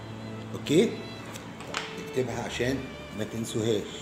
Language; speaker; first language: Arabic; native; Arabic